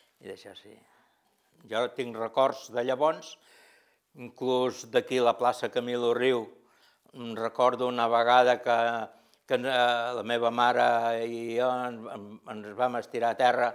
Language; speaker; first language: Catalan; native; Catalan